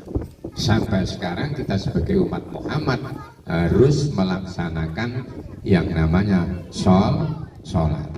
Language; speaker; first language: Indonesian; non-native, local second language; Javanese